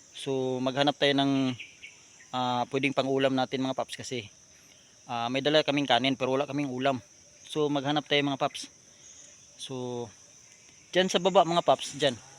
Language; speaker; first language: Filipino; non-native, local second language; Cebuano